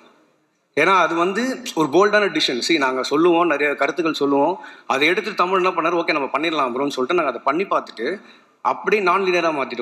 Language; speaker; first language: Tamil; native; Tamil